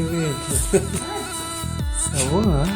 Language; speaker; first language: French; non-native, learner; Persian